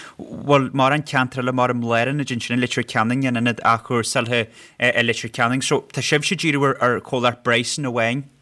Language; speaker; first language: Irish; native; Irish